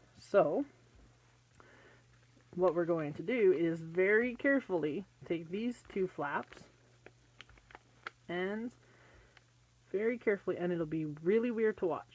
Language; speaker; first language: English; native; English